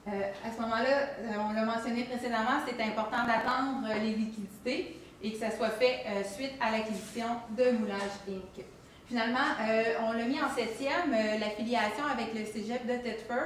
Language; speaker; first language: French; native; French